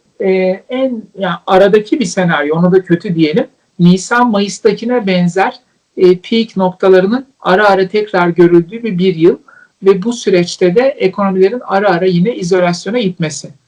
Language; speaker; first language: Turkish; native; Turkish